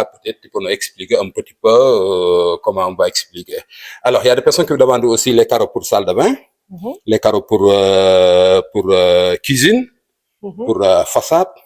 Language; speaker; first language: French; non-native, local second language; Wolof